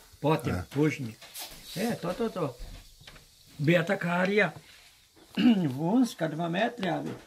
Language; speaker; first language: Polish; early bilingual, heritage; Polish